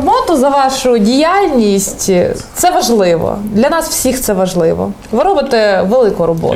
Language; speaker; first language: Ukrainian; native; Ukrainian